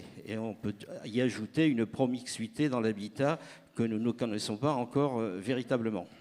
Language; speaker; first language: French; native; French